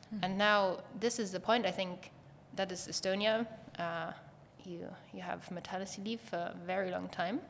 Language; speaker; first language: English; non-native, fluent; German